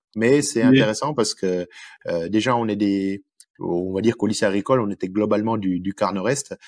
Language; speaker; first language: French; native; French